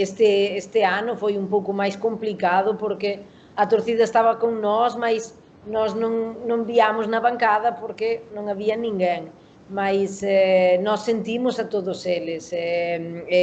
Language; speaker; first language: Portuguese; non-native, learner; Spanish